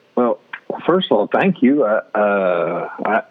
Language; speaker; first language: English; native; English